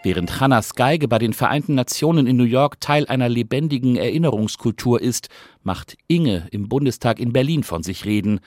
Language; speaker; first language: German; native; German